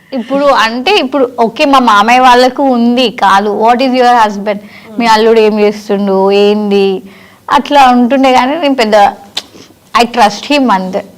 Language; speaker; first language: Telugu; native; Telugu